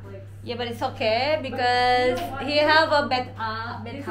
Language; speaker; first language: English; non-native, learner; Indonesian